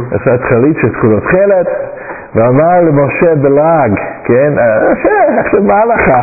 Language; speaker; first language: Hebrew; non-native, fluent; English